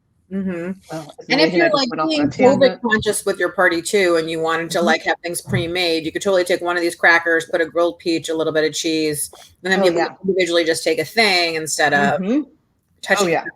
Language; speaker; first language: English; native; English